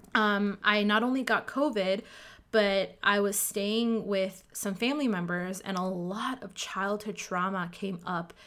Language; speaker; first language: English; early bilingual, other home language; Cantonese